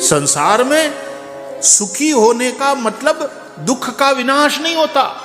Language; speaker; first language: Hindi; non-native, local second language; Gujarati